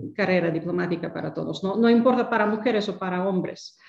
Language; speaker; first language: Spanish; non-native, fluent; Ukrainian